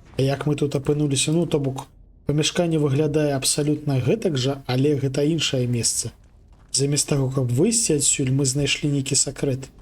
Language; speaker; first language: Belarusian; native; Belarusian